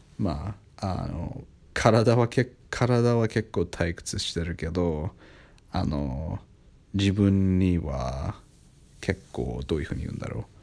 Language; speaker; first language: Japanese; non-native, learner; English